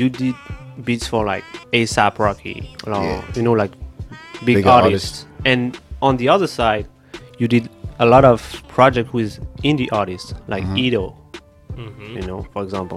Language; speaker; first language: English; non-native, fluent; French